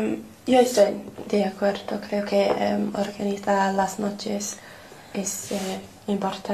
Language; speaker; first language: Spanish; non-native, fluent; English